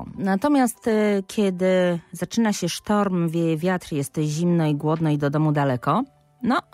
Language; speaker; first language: Polish; native; Polish